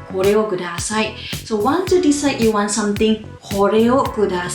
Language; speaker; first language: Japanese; non-native, fluent; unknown